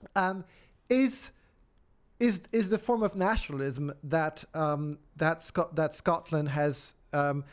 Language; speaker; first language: English; non-native, fluent; Polish